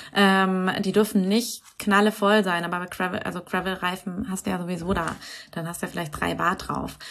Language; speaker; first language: German; native; German